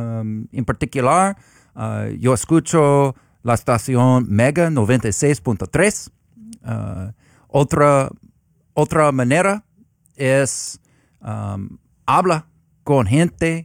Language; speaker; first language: Spanish; non-native, learner; English